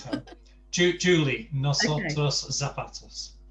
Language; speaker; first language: Spanish; non-native, fluent; English